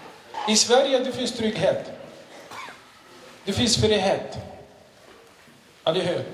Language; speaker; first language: Swedish; non-native, learner; Arabic